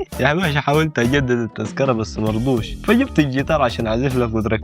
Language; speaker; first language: Arabic; native; Arabic